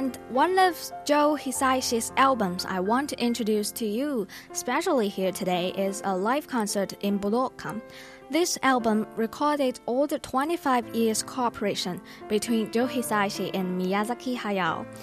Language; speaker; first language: English; non-native, fluent; Chinese